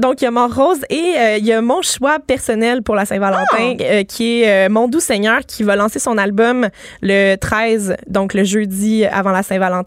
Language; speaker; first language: French; native; French